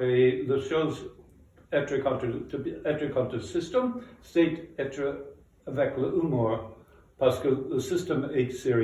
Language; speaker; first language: French; non-native, fluent; English